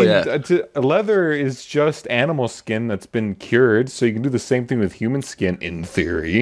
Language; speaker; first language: English; native; English